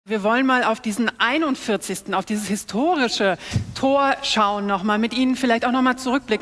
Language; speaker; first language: German; native; German